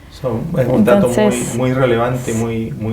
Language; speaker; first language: Spanish; native; Spanish